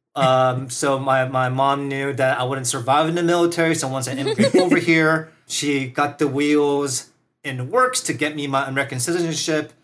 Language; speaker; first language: English; early bilingual, other home language; Korean